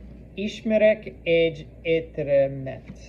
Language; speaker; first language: Hungarian; non-native, learner; English